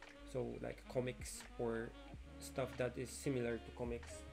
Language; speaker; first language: English; non-native, fluent; Polish